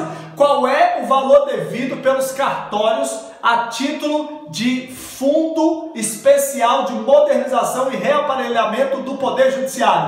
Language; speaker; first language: Portuguese; native; Portuguese